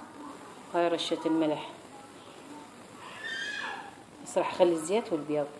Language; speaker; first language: Arabic; native; Arabic